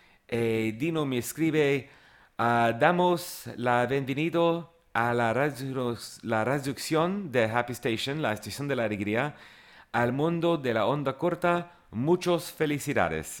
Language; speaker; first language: Spanish; non-native, learner; English